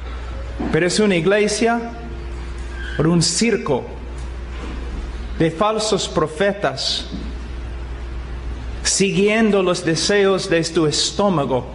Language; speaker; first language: Spanish; non-native, fluent; English